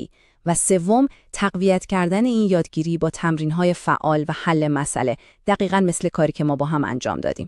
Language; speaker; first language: Persian; native; Persian